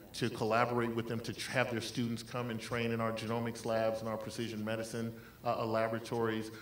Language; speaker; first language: English; native; English